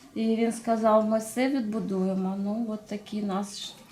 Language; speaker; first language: Ukrainian; non-native, local second language; Russian